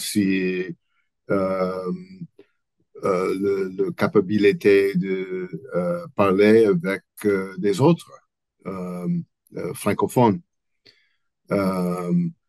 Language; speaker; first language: French; non-native, learner; English